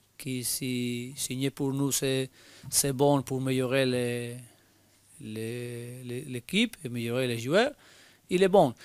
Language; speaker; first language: French; non-native, learner; Spanish